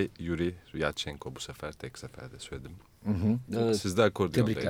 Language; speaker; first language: Turkish; native; Turkish